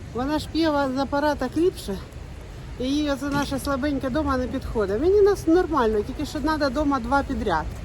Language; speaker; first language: Ukrainian; native; Ukrainian